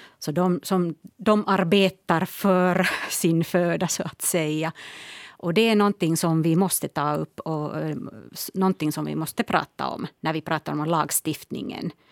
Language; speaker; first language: Swedish; non-native, local second language; Finnish